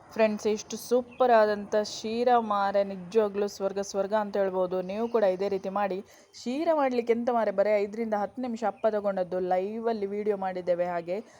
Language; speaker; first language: Kannada; native; Kannada